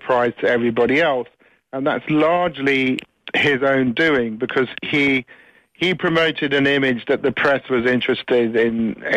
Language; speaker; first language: English; native; English